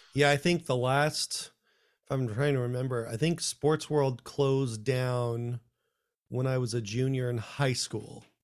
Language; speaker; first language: English; native; English